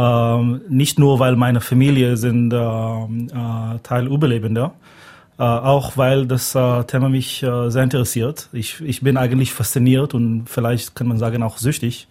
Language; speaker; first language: German; non-native, fluent; Hebrew